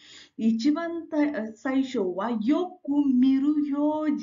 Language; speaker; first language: Japanese; non-native, fluent; Marathi